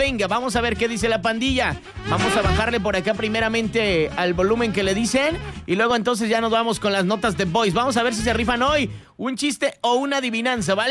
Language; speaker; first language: Spanish; native; Spanish